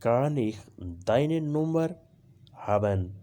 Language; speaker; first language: German; non-native, fluent; Urdu